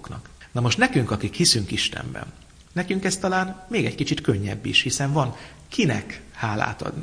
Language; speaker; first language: Hungarian; native; Hungarian